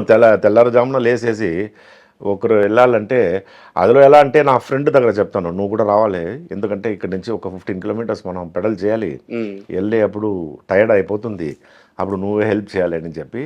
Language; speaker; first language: Telugu; non-native, fluent; Tamil